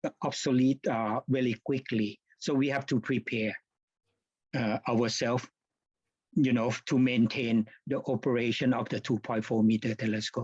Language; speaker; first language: English; non-native, fluent; Thai